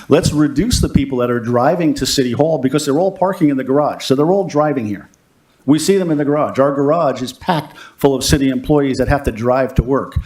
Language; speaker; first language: English; native; English